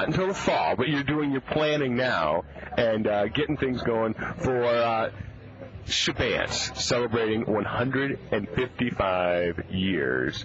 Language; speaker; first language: English; native; English